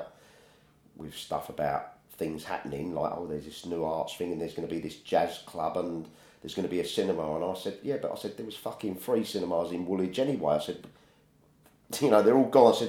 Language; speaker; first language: English; native; English